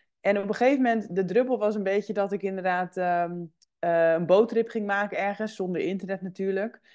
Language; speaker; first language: Dutch; native; Dutch